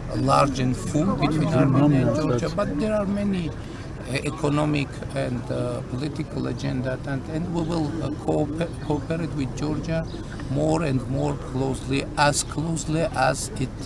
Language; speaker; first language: English; non-native, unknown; Armenian